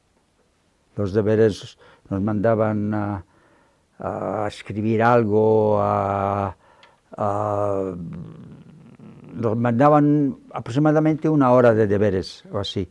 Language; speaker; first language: Spanish; native; Spanish